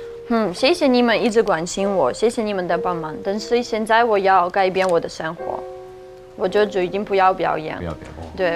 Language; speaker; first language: Chinese; non-native, fluent; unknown